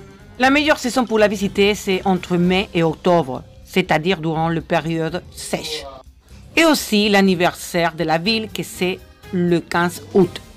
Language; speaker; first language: French; non-native, fluent; Spanish